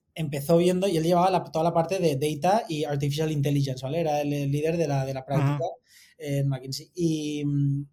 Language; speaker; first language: Spanish; native; Spanish